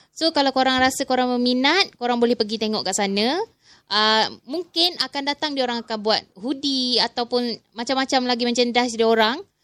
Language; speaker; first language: Malay; native; Malay